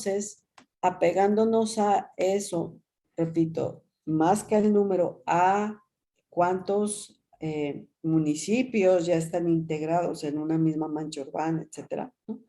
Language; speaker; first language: Spanish; native; Spanish